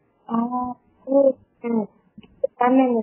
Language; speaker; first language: Japanese; non-native, learner; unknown